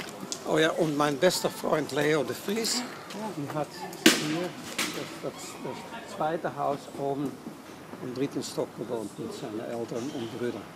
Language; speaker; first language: German; non-native, fluent; Dutch